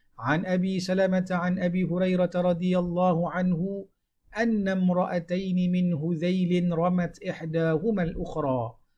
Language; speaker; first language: Arabic; non-native, fluent; Malay